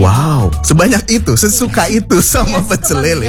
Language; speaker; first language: Indonesian; native; Indonesian